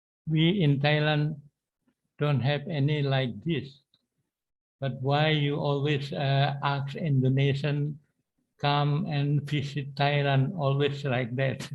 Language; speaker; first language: English; non-native, learner; Indonesian